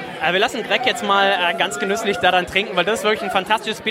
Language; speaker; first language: German; native; German